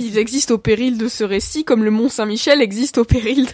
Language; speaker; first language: French; native; French